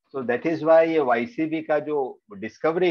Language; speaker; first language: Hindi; native; Hindi